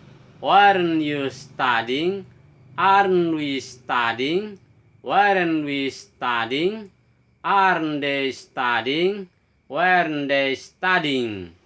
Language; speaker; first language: English; non-native, fluent; Indonesian